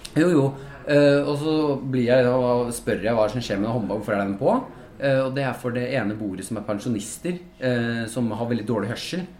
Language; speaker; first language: Norwegian; native; Norwegian